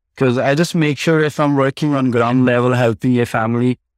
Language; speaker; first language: English; non-native, local second language; Punjabi